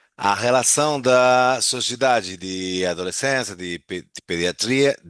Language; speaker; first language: Portuguese; non-native, learner; Spanish